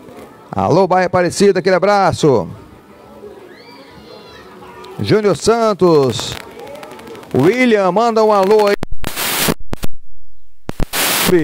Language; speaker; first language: Portuguese; native; Portuguese